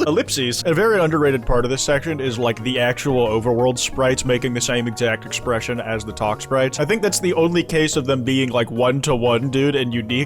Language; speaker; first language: English; native; English